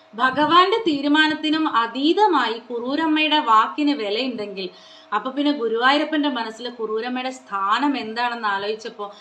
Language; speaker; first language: Malayalam; non-native, local second language; Konkani